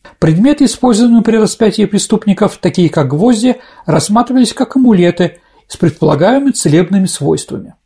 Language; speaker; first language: Russian; native; Russian